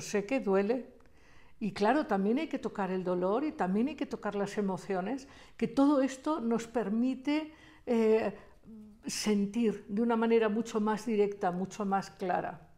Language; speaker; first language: Spanish; native; Spanish